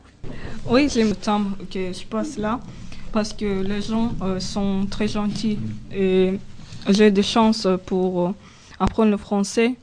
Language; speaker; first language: French; non-native, learner; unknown